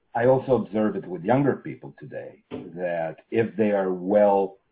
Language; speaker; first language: English; non-native, fluent; Russian